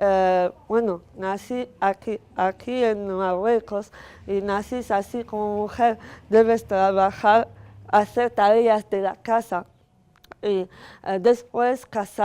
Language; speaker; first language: Spanish; non-native, fluent; Arabic